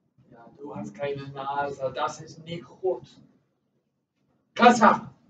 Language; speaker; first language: German; non-native, learner; English